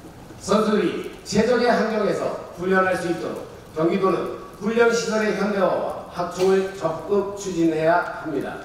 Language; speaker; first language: Korean; native; Korean